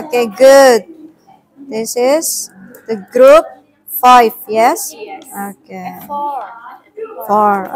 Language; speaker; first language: English; non-native, learner; Indonesian